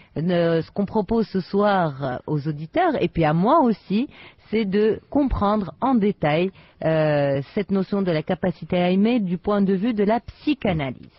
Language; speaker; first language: French; non-native, local second language; Arabic